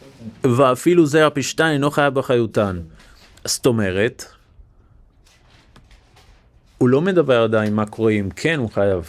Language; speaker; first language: Hebrew; non-native, fluent; English